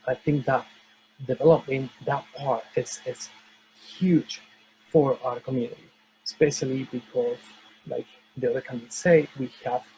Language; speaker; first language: English; non-native, fluent; Spanish